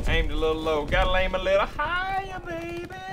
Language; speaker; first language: English; native; English